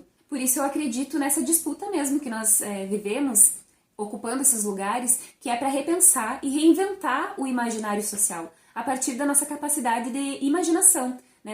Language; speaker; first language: Portuguese; native; Portuguese